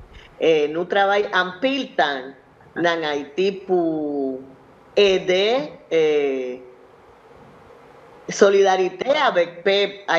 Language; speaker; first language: Haitian Creole; non-native, learner; Spanish